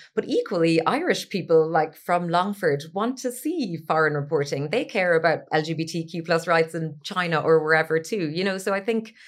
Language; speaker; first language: English; native; English